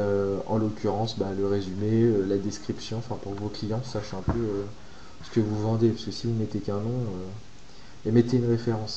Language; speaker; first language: French; native; French